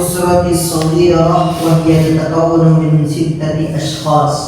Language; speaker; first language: Arabic; non-native, learner; Indonesian